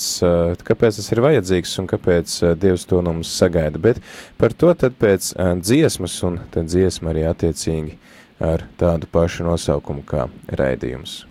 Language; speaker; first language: Latvian; native; Latvian